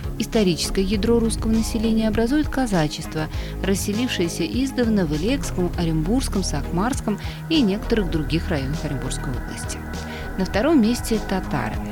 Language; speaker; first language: Russian; native; Russian